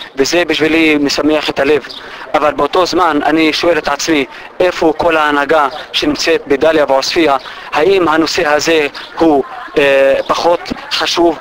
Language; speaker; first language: Hebrew; non-native, local second language; Arabic